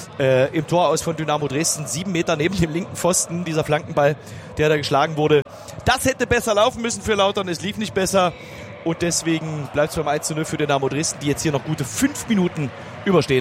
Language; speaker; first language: German; native; German